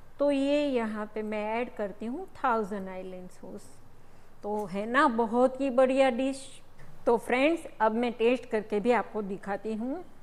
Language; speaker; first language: Hindi; non-native, local second language; Gujarati